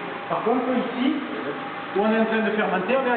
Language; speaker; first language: French; native; French